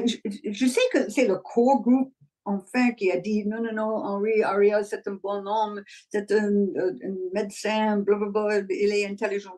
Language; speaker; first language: French; non-native, learner; English